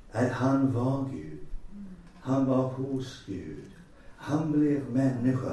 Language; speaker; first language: Swedish; non-native, fluent; English